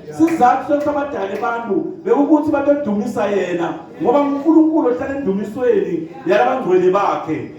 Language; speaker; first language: Zulu; non-native, local second language; Swati